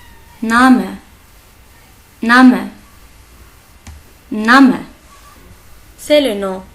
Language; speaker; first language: French; non-native, local second language; Arabic